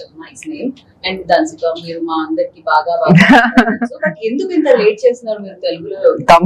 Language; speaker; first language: Telugu; native; Telugu